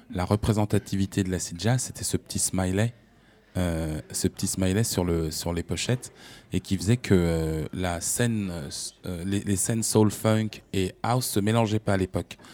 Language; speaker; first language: French; native; French